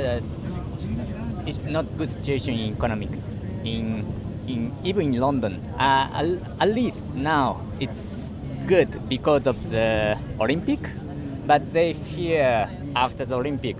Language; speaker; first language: English; non-native, learner; Japanese